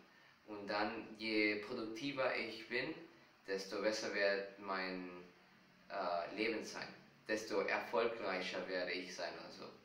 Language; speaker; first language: German; non-native, fluent; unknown